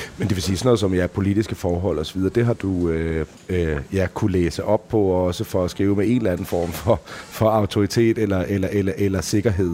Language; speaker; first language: Danish; native; Danish